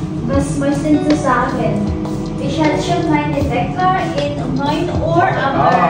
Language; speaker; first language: German; non-native, learner; Filipino